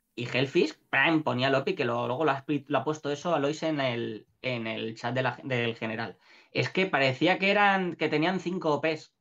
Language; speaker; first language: Spanish; native; Spanish